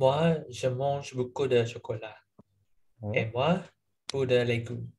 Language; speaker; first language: French; non-native, learner; Indonesian